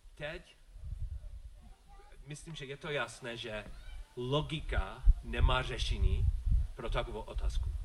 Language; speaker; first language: Czech; non-native, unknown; English